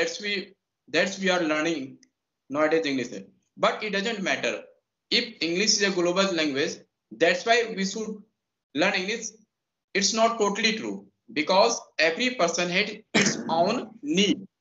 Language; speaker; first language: English; non-native, local second language; Hindi